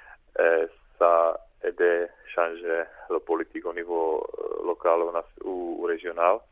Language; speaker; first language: French; non-native, fluent; Czech